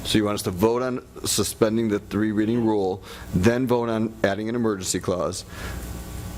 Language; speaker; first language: English; native; English